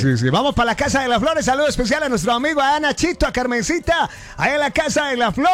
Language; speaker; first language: Spanish; native; Spanish